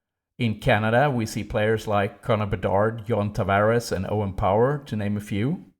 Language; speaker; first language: English; non-native, fluent; Swedish